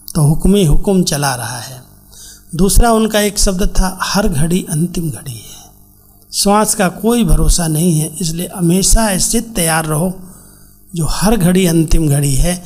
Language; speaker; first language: Hindi; native; Hindi